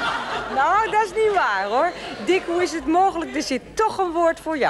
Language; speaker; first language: Dutch; native; Dutch